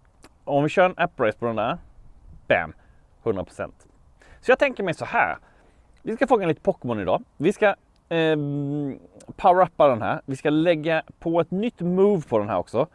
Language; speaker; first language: Swedish; native; Swedish